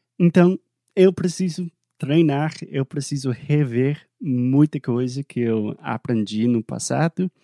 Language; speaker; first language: Portuguese; non-native, fluent; English